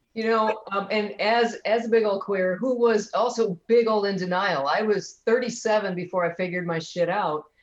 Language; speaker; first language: English; native; English